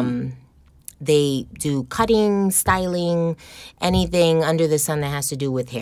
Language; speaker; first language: English; native; English